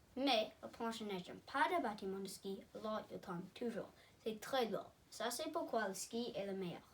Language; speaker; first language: French; non-native, learner; English